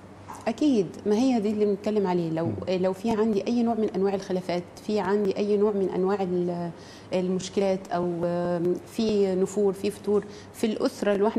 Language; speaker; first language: Arabic; native; Arabic